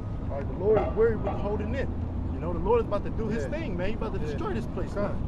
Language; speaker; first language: English; native; English